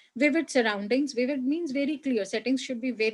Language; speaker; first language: English; non-native, local second language; Hindi